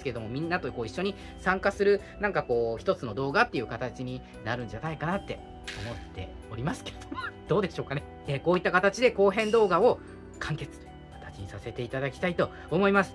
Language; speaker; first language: Japanese; native; Japanese